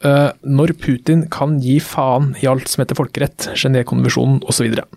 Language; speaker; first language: Norwegian; native; Norwegian